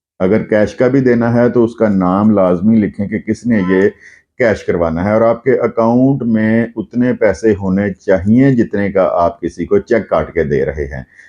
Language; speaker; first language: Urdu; non-native, local second language; Punjabi